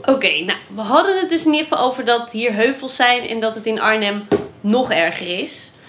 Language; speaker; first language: Dutch; native; Dutch